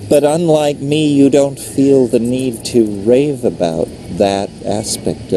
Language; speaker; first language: English; native; English